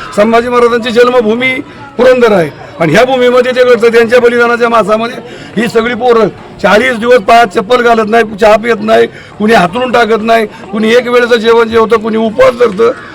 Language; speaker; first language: Marathi; native; Marathi